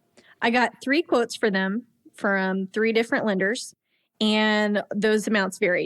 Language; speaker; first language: English; native; English